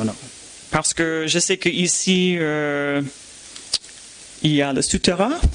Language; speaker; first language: French; non-native, fluent; English